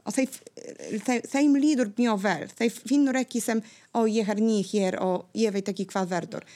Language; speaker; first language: Icelandic; non-native, fluent; Polish